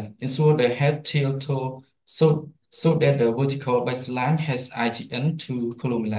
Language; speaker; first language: English; non-native, learner; Khmer